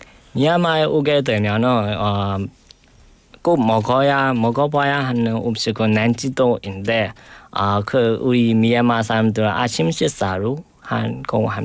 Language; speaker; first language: Korean; non-native, learner; Burmese